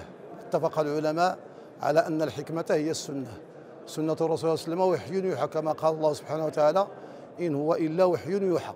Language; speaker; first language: Arabic; native; Arabic